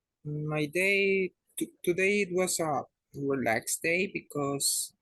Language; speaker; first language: English; non-native, learner; Spanish